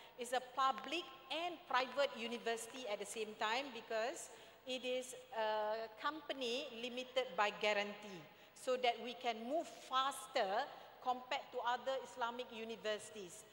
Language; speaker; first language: English; non-native, local second language; Malay